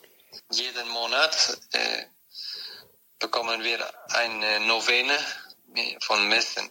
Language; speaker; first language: German; non-native, fluent; French